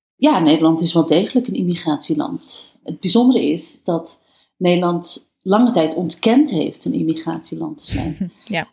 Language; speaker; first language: Dutch; early bilingual, other home language; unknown